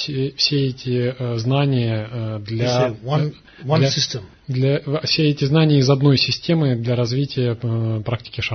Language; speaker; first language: Russian; native; Russian